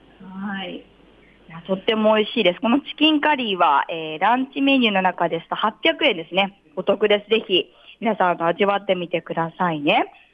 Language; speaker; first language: Japanese; native; Japanese